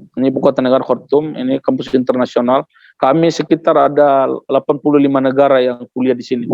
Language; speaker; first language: Indonesian; non-native, local second language; Tetum